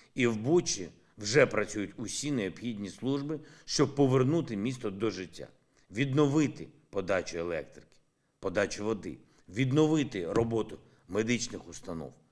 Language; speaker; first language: Ukrainian; non-native, local second language; Russian